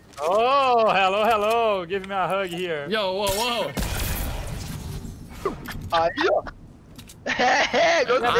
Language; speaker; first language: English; non-native, learner; Portuguese